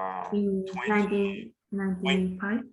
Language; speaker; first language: English; non-native, learner; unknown